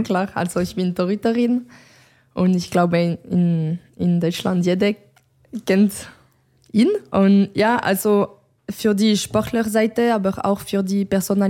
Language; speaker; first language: German; non-native, learner; French